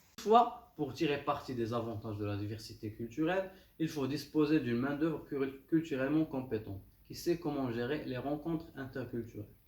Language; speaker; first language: French; non-native, local second language; Arabic